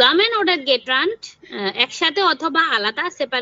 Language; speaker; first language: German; non-native, learner; Bangla